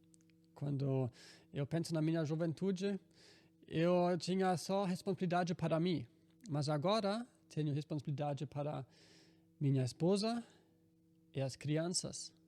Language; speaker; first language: Portuguese; non-native, fluent; German